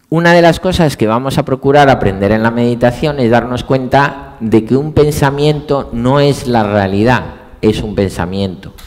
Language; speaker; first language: Spanish; native; Spanish